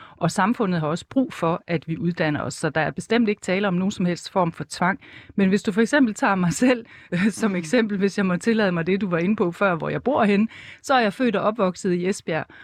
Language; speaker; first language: Danish; native; Danish